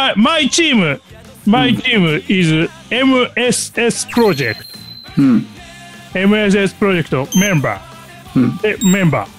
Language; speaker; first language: English; non-native, learner; Japanese